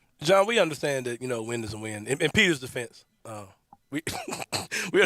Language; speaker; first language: English; native; English